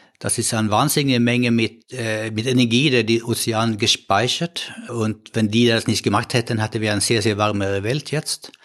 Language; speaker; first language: German; non-native, fluent; Swedish